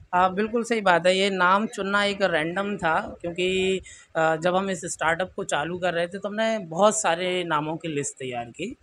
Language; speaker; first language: Hindi; native; Hindi